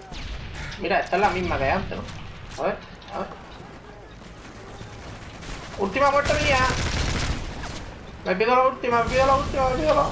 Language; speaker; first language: Spanish; native; Spanish